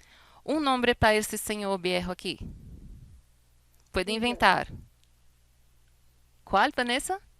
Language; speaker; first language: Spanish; non-native, fluent; Portuguese